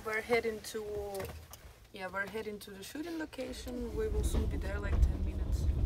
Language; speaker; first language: English; non-native, fluent; Ukrainian